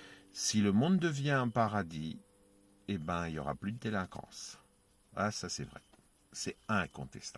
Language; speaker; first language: French; native; French